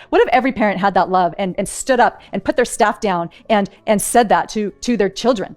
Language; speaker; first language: English; native; English